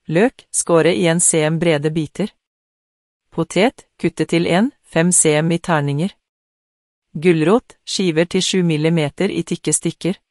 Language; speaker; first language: Norwegian; non-native, learner; Vietnamese